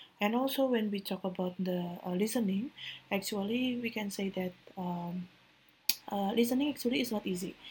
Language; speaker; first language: English; non-native, learner; Indonesian